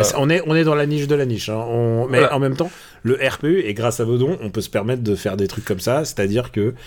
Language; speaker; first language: French; native; French